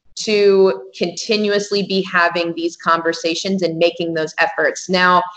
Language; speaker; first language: English; native; English